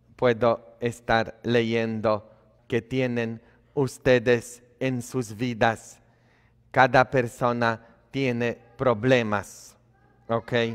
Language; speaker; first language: Spanish; non-native, fluent; Polish